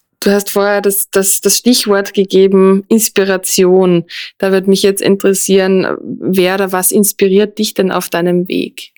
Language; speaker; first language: German; native; German